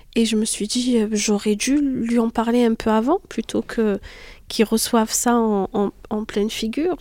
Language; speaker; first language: French; non-native, local second language; Arabic